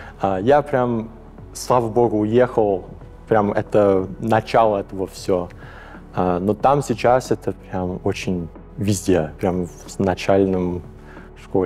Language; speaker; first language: Russian; early bilingual, heritage; English